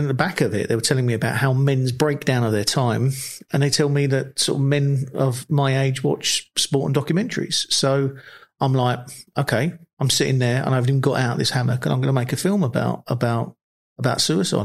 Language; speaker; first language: English; native; English